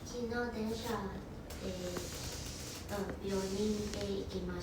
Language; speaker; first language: Japanese; non-native, learner; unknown